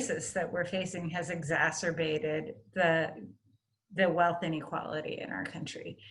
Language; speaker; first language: English; native; English